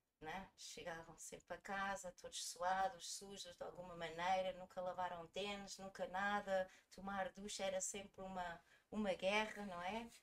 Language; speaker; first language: Portuguese; early bilingual, heritage; Portuguese